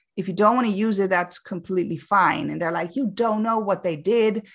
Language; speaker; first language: English; non-native, fluent; Dutch